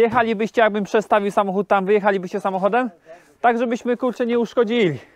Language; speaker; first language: Polish; native; Polish